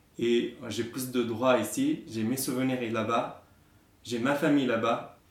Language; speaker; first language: French; non-native, fluent; Arabic